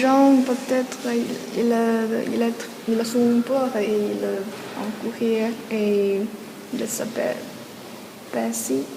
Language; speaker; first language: French; non-native, learner; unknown